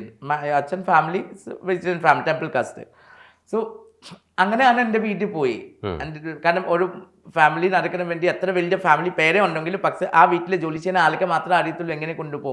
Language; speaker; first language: Malayalam; non-native, learner; Assamese